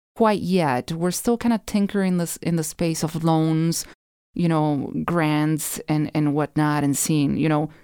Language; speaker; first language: English; non-native, fluent; Spanish